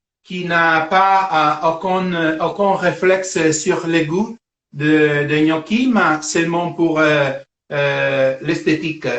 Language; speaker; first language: French; non-native, fluent; Italian